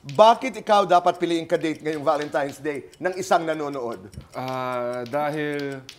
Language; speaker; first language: Filipino; non-native, local second language; Cebuano